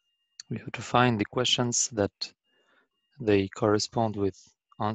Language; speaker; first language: English; non-native, learner; Arabic